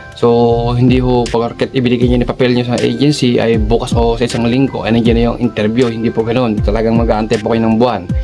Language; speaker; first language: Filipino; native; Filipino